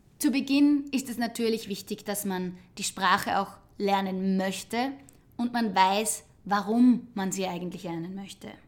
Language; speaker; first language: German; native; German